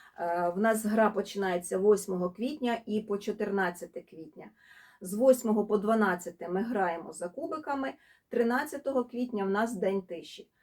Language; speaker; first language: Ukrainian; non-native, local second language; Russian